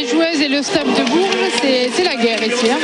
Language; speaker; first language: French; native; French